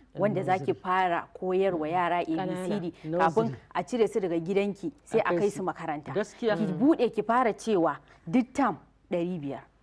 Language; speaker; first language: Hausa; native; Hausa